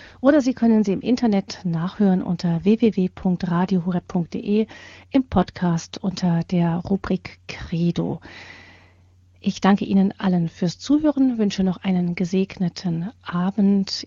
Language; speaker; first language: German; native; German